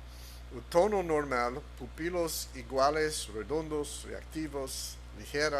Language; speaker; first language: Spanish; non-native, fluent; English